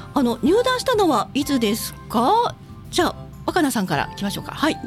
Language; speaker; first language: Japanese; native; Japanese